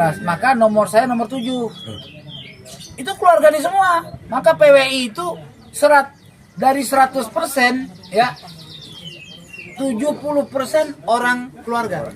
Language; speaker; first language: Indonesian; native; Indonesian